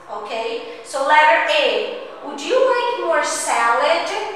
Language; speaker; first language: English; non-native, fluent; Portuguese